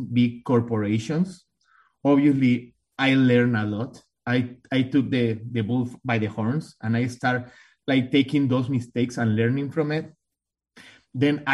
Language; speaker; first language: English; non-native, fluent; Spanish